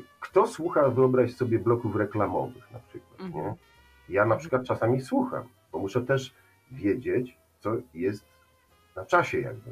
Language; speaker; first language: Polish; native; Polish